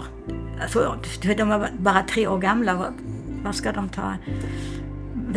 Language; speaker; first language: Swedish; non-native, fluent; German